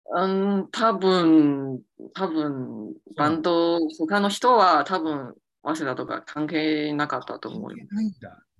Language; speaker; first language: Japanese; non-native, fluent; Chinese